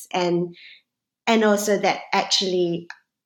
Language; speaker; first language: English; native; English